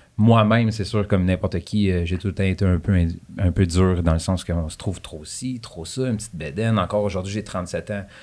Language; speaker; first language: French; native; French